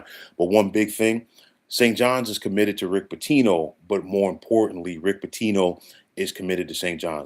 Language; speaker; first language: English; native; English